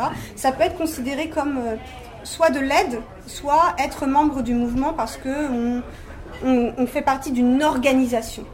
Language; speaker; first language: French; native; French